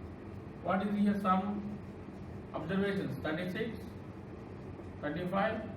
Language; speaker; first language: English; non-native, local second language; Telugu